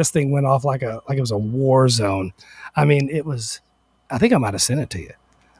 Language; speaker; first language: English; native; English